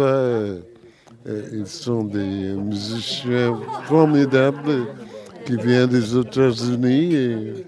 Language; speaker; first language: French; non-native, learner; English